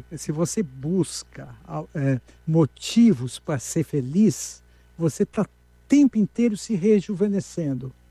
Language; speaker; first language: Portuguese; native; Portuguese